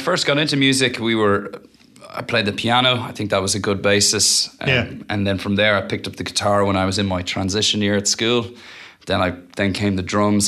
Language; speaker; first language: English; native; English